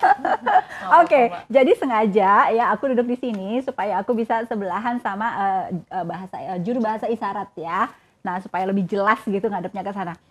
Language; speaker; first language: Indonesian; native; Indonesian